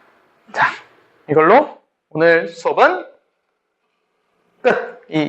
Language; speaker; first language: Korean; native; Korean